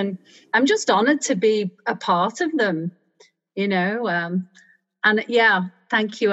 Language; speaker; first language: English; native; English